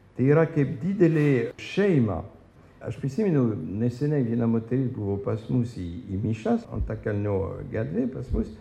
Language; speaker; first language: Lithuanian; non-native, fluent; French